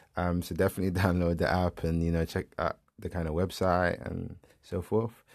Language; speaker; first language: English; native; English